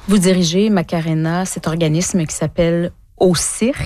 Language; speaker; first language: French; native; French